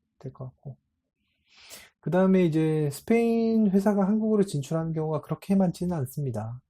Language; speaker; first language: Korean; native; Korean